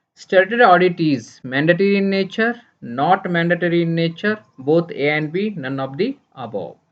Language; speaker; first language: English; non-native, local second language; Kannada